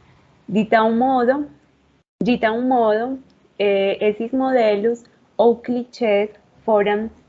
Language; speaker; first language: Portuguese; non-native, learner; Spanish